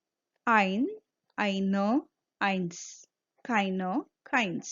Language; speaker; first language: German; non-native, fluent; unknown